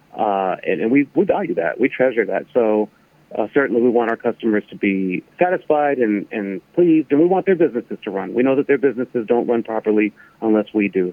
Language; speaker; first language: English; native; English